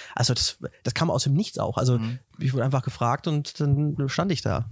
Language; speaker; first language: German; native; German